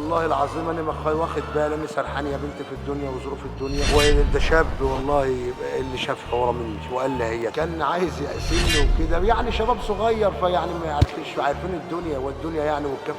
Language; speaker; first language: Arabic; native; Arabic